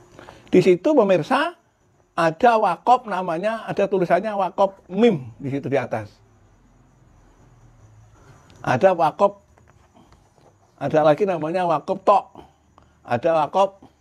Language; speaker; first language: Indonesian; non-native, local second language; Javanese